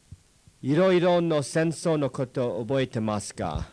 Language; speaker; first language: Japanese; non-native, learner; English